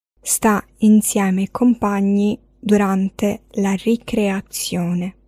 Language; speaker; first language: Italian; non-native, fluent; Arabic